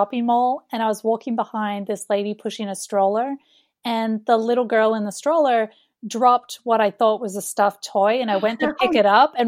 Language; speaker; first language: English; native; English